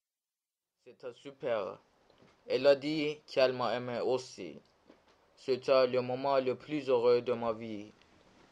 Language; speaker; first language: French; non-native, learner; Turkish